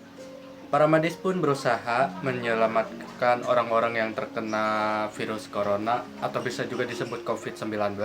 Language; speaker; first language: Indonesian; native; Indonesian